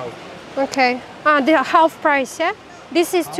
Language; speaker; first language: English; non-native, learner; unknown